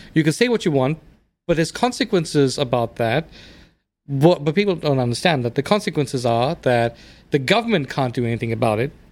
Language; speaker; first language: English; native; English